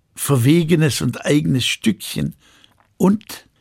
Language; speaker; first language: German; native; German